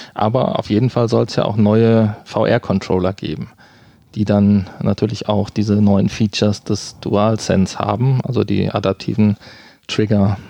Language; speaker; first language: German; native; German